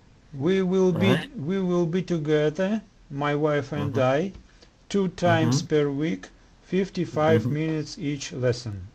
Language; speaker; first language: English; non-native, learner; Russian